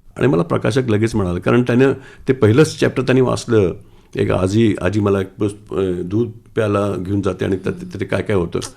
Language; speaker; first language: Marathi; non-native, local second language; Sindhi